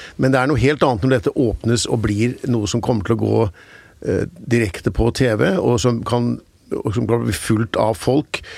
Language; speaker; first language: Norwegian; native; Norwegian